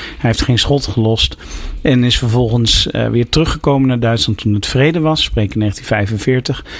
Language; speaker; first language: Dutch; native; Dutch